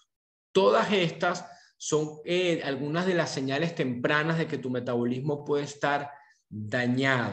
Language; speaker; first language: Spanish; native; Spanish